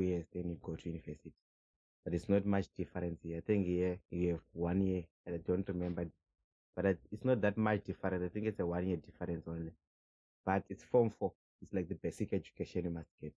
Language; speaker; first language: English; non-native, local second language; Shona